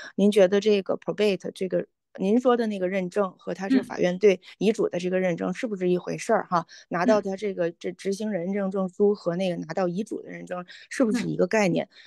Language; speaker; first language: Chinese; native; Chinese